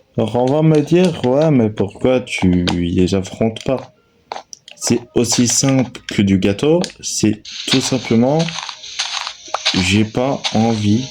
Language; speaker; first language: French; native; French